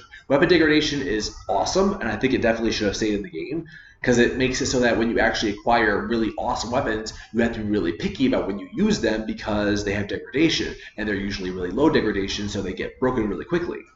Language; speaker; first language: English; native; English